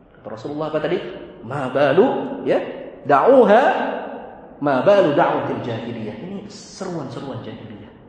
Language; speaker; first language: Indonesian; native; Indonesian